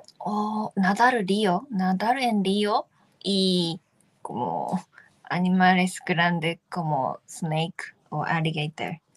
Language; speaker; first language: Spanish; non-native, learner; Japanese